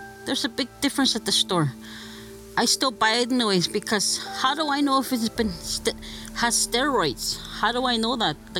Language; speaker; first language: English; non-native, fluent; Cree